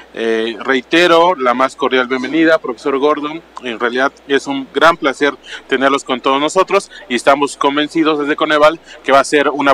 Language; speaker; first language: Spanish; native; Spanish